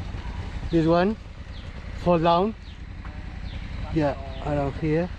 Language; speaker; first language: English; non-native, learner; Spanish